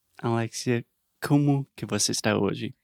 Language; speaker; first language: Portuguese; non-native, learner; English